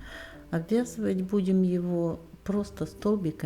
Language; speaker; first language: Russian; native; Russian